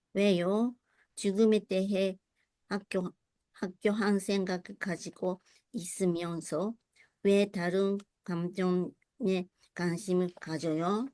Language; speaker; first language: Korean; non-native, learner; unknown